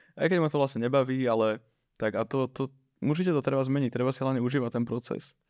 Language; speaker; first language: Slovak; native; Slovak